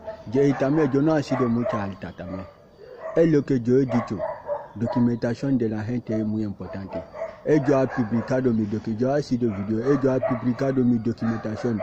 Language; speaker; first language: Spanish; non-native, learner; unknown